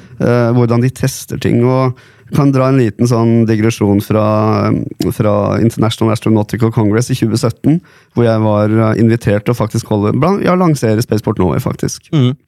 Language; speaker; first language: Norwegian; native; Norwegian